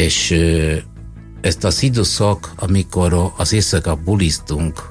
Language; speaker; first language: Hungarian; non-native, learner; Italian